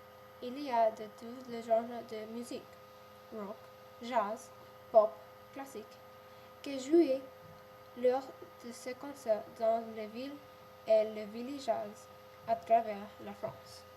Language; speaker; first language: French; non-native, learner; English